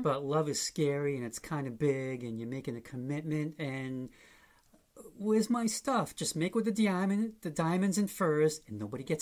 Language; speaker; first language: English; native; English